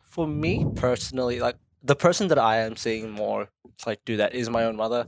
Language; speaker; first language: English; early bilingual, other home language; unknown